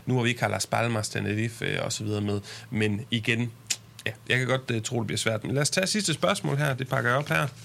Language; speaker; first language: Danish; native; Danish